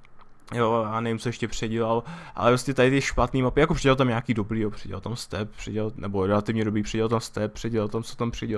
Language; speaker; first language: Czech; native; Czech